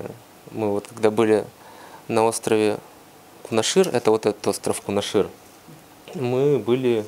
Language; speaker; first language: Russian; native; Russian